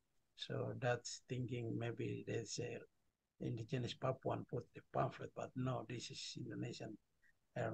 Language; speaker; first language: English; non-native, learner; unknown